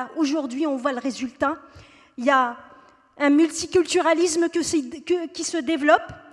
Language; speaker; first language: French; non-native, local second language; Kabyle